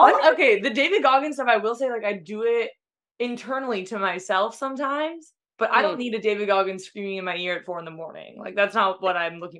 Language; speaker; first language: English; native; English